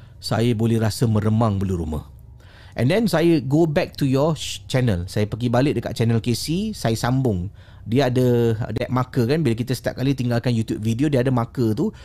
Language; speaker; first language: Malay; native; Malay